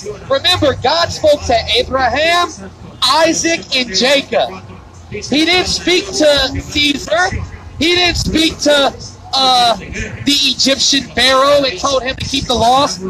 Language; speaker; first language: English; native; English